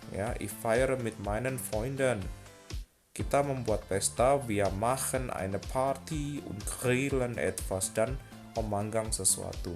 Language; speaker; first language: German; non-native, fluent; Indonesian